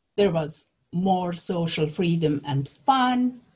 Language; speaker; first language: English; non-native, learner; Persian